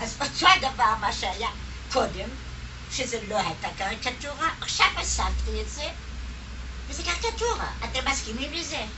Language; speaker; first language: Hebrew; non-native, fluent; German